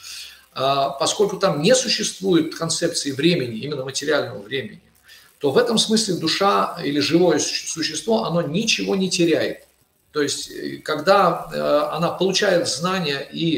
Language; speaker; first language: Russian; native; Russian